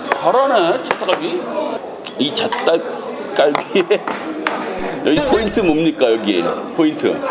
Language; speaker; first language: Korean; native; Korean